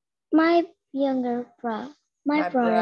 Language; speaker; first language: English; non-native, learner; Vietnamese